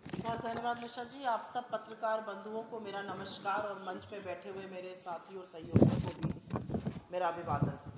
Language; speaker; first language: Hindi; native; Hindi